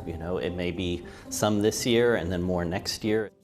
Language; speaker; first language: English; native; English